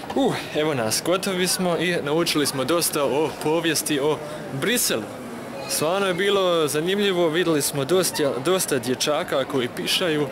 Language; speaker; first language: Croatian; early bilingual, heritage; Croatian